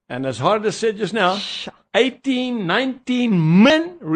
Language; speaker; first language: English; native; English